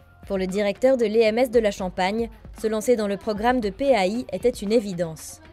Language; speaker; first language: French; native; French